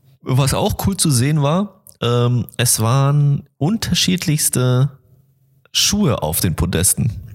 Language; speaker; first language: German; native; German